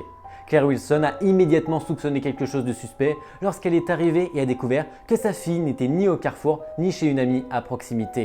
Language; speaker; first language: French; native; French